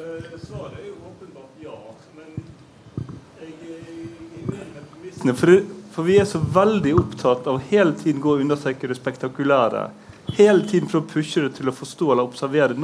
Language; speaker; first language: Norwegian; native; Norwegian